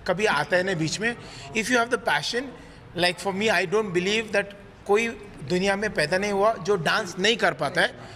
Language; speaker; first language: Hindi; native; Hindi